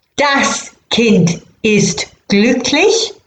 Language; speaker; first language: German; non-native, fluent; English